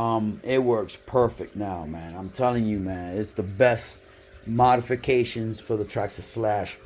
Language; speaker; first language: English; native; English